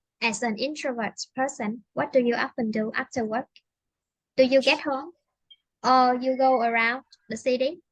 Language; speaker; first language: English; non-native, fluent; Vietnamese